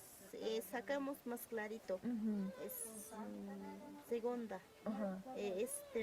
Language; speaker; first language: Spanish; non-native, local second language; Quechua